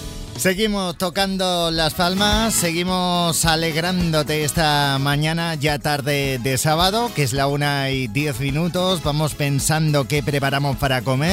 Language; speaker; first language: Spanish; native; Spanish